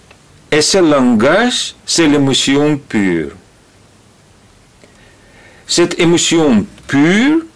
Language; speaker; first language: French; non-native, learner; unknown